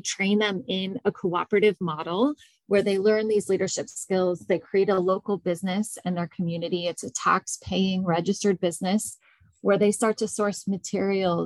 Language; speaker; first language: English; native; English